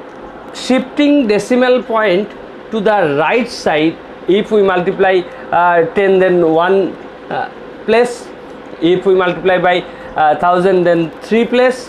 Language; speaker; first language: English; non-native, local second language; Bangla